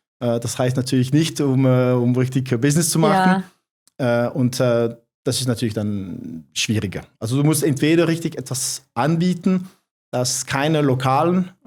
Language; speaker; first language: German; non-native, local second language; French